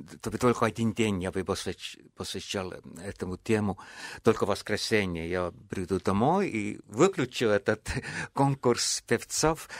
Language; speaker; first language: Russian; non-native, fluent; Estonian